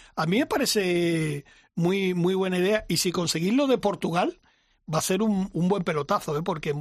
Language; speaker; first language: Spanish; native; Spanish